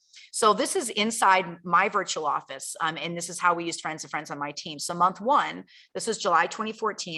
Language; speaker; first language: English; native; English